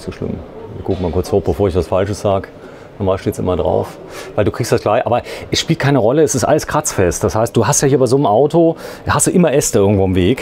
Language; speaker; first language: German; native; German